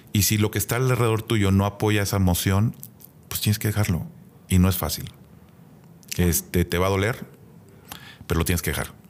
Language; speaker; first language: Spanish; native; Spanish